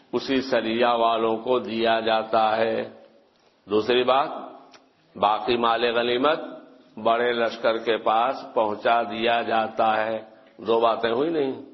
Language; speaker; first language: Urdu; native; Urdu